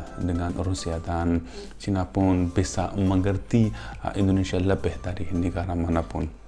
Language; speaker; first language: Indonesian; non-native, fluent; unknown